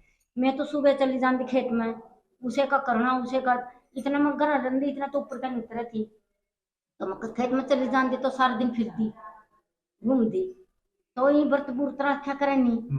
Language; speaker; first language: Hindi; non-native, local second language; Haryanvi